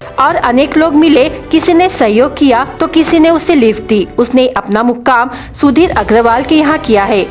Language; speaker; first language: Hindi; native; Hindi